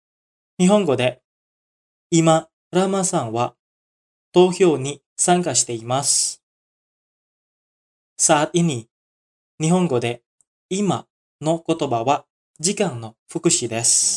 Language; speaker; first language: Japanese; non-native, fluent; Indonesian